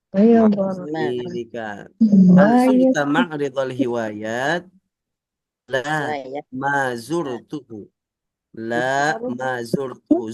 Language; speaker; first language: Arabic; non-native, fluent; Indonesian